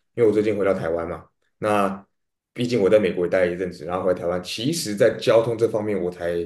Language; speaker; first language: Chinese; native; Chinese